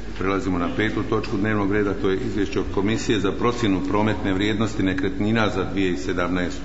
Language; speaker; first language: Croatian; native; Croatian